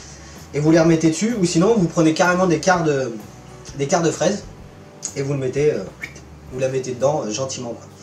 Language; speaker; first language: French; native; French